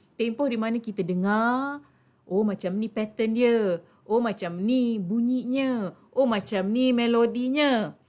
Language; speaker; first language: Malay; native; Malay